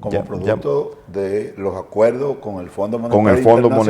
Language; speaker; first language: Spanish; native; Spanish